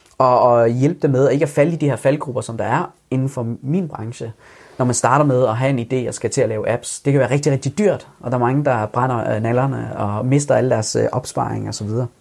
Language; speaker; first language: Danish; early bilingual, other home language; Persian